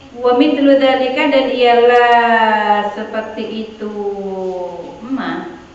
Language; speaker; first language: Indonesian; non-native, local second language; Madurese